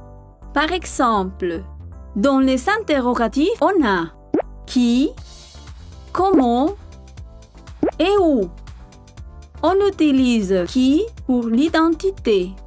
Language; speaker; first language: French; non-native, fluent; Spanish